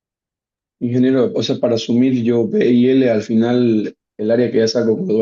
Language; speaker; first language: Spanish; native; Spanish